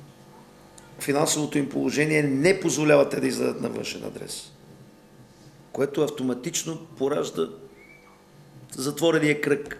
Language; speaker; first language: Bulgarian; native; Bulgarian